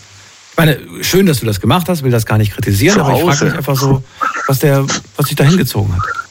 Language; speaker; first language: German; native; German